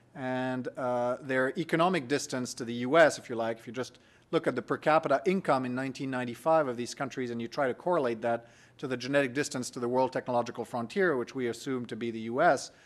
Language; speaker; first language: English; non-native, fluent; French